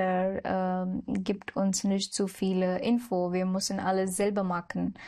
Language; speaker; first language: German; non-native, learner; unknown